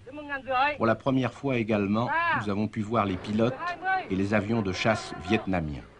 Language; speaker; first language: French; native; French